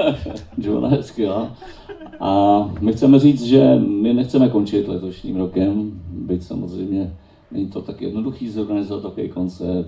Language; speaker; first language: Czech; native; Czech